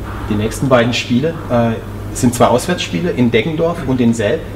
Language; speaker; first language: German; native; German